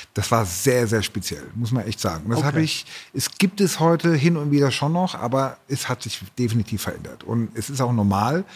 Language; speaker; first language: German; native; German